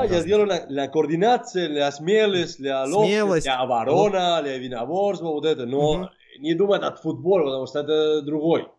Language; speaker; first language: Russian; non-native, fluent; Spanish